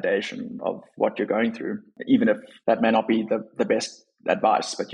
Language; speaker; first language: English; native; English